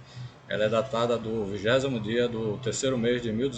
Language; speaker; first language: Portuguese; native; Portuguese